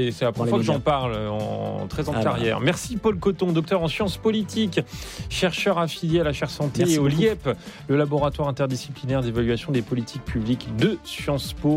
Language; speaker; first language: French; native; French